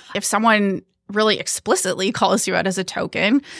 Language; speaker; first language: English; early bilingual, other home language; Hindi